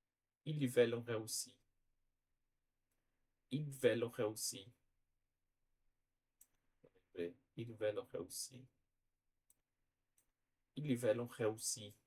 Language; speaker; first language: French; non-native, learner; Portuguese